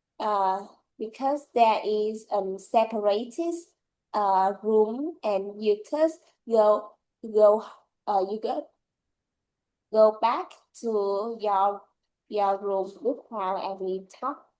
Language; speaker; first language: English; non-native, learner; Vietnamese